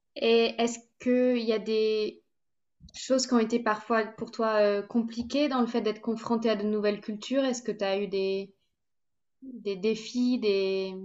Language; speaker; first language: French; native; French